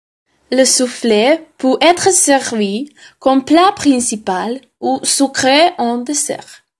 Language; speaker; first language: French; non-native, learner; Slovenian